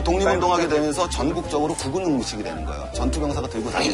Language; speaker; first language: Korean; native; Korean